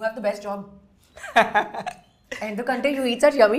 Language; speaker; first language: Telugu; non-native, local second language; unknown